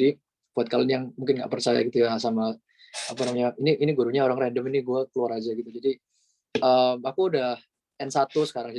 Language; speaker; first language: Indonesian; native; Indonesian